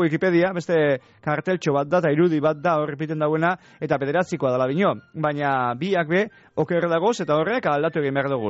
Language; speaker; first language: Basque; native; Basque